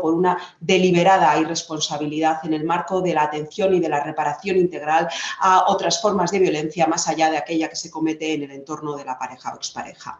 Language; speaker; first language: Spanish; native; Spanish